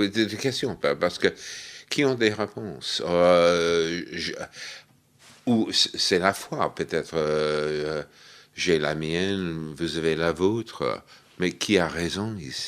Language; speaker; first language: French; non-native, fluent; English